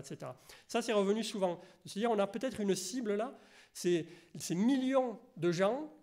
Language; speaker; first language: French; native; French